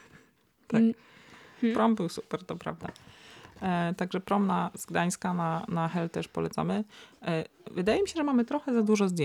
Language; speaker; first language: Polish; native; Polish